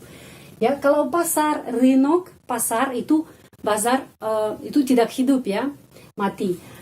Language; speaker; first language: Indonesian; non-native, fluent; Russian